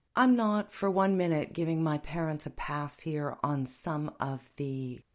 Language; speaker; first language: English; native; English